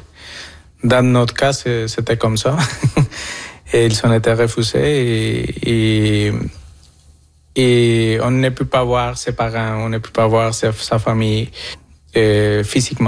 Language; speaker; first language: French; non-native, fluent; Spanish